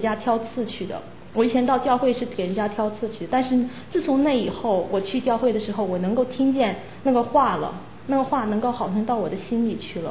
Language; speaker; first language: Chinese; native; Chinese